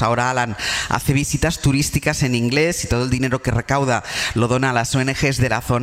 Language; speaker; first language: Spanish; native; Spanish